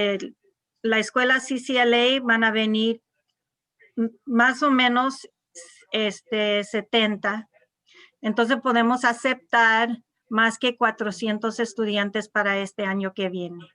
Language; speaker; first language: Spanish; non-native, local second language; English